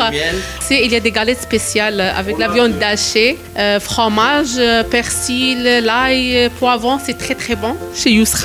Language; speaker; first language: French; non-native, local second language; Arabic